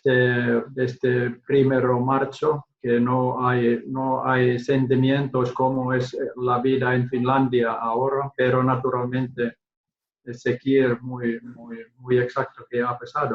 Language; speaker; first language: Spanish; non-native, learner; Finnish